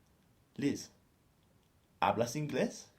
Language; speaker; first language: Spanish; non-native, fluent; English